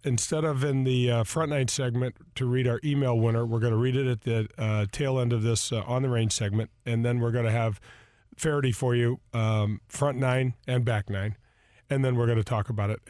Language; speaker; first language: English; native; English